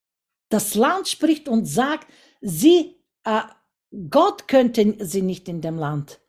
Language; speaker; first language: German; non-native, fluent; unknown